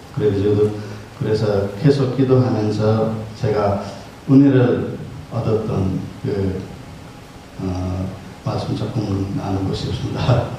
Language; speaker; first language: Korean; non-native, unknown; Nepali